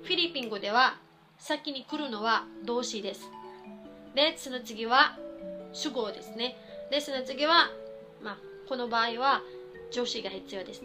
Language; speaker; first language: Japanese; non-native, fluent; Filipino